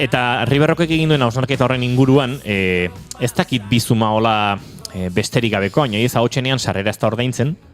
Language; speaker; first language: Basque; native; Basque